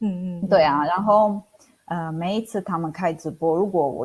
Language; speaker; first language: Chinese; non-native, fluent; Italian